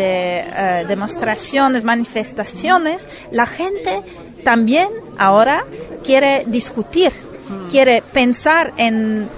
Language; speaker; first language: Spanish; non-native, fluent; German